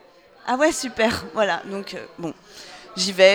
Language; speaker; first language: French; native; French